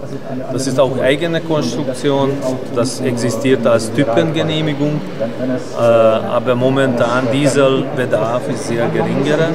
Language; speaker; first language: German; non-native, learner; Hungarian